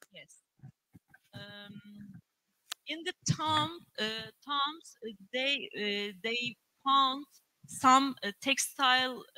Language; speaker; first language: English; non-native, learner; Turkish